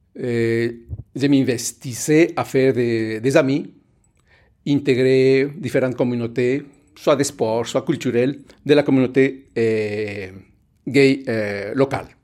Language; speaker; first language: French; non-native, fluent; Spanish